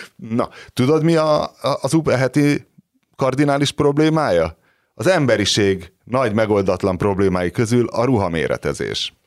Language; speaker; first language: Hungarian; native; Hungarian